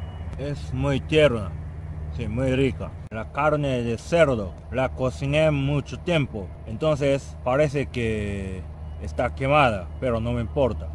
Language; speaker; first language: Spanish; non-native, fluent; Japanese